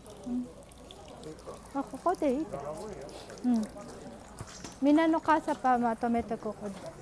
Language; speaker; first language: Japanese; non-native, fluent; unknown